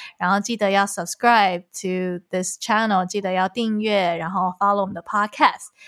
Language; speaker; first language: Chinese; native; Chinese